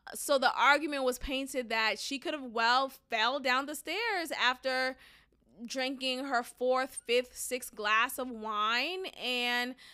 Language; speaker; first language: English; native; English